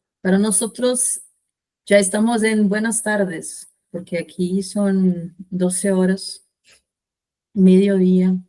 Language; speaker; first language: Spanish; non-native, fluent; Portuguese